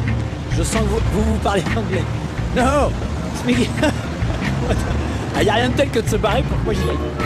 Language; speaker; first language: French; native; French